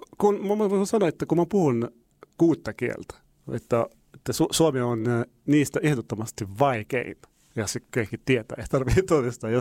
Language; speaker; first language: Finnish; non-native, fluent; Arabic